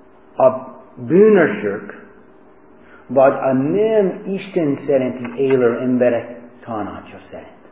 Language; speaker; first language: Hungarian; early bilingual, heritage; Hungarian